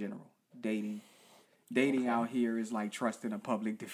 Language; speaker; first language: English; native; English